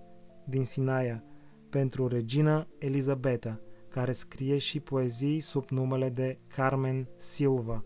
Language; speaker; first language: Romanian; non-native, fluent; Bulgarian